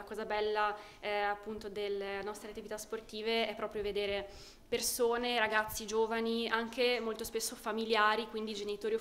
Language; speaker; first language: Italian; native; Italian